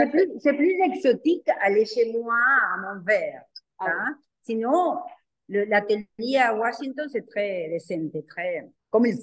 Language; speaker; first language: French; non-native, learner; Spanish